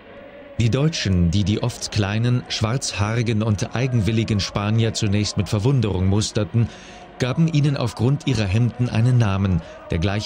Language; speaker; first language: German; native; German